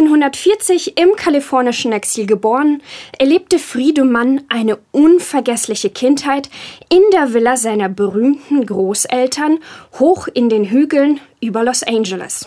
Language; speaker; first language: German; native; German